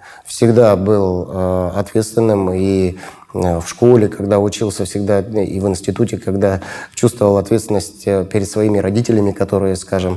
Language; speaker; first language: Russian; native; Russian